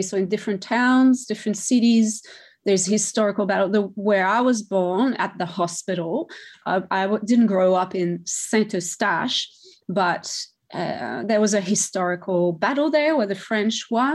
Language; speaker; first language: English; non-native, fluent; French